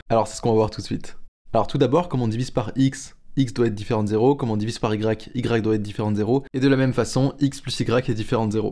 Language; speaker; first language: French; native; French